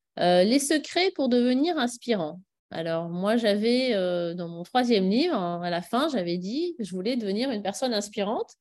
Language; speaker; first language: French; native; French